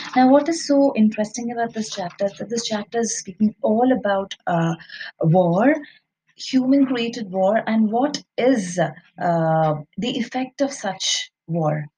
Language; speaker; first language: English; non-native, local second language; Malayalam